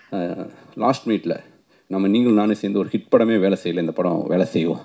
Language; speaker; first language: Tamil; native; Tamil